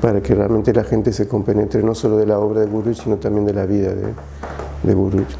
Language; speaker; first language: Spanish; native; Spanish